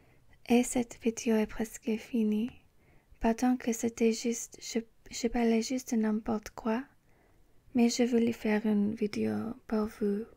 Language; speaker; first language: French; non-native, learner; English